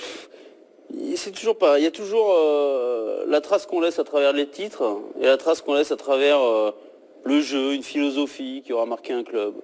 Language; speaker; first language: French; native; French